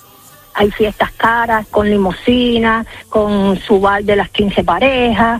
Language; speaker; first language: Spanish; native; Spanish